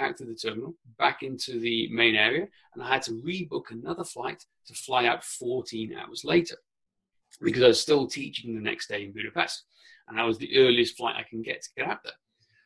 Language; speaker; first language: English; non-native, local second language; Welsh